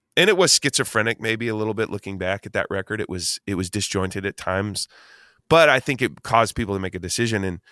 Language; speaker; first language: English; native; English